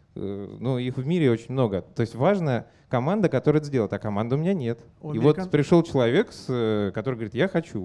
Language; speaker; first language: Russian; native; Russian